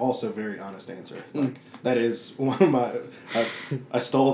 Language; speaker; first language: English; native; English